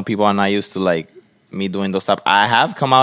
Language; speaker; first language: English; non-native, fluent; Spanish